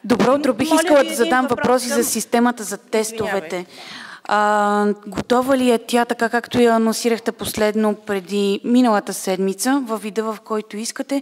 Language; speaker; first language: Bulgarian; native; Bulgarian